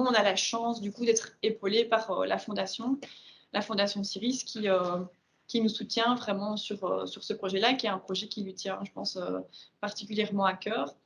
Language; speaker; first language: French; native; French